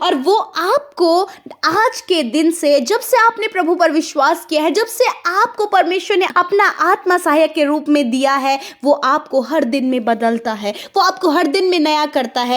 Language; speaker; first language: Hindi; native; Hindi